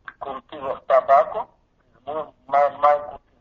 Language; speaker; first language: Spanish; non-native, learner; Portuguese